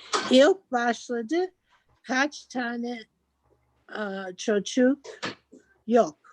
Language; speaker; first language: Turkish; non-native, learner; English